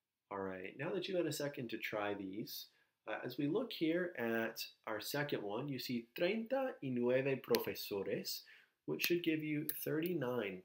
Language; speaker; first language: English; native; English